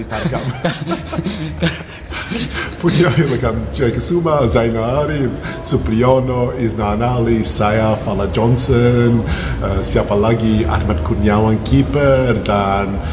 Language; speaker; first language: Indonesian; non-native, fluent; English